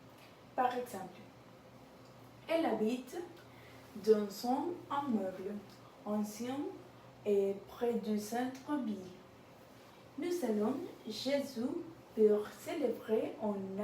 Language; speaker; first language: French; non-native, learner; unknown